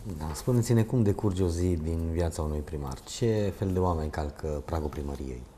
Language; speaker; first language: Romanian; native; Romanian